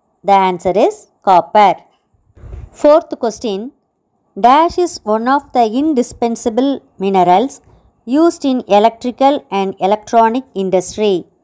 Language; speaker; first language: English; non-native, local second language; Tamil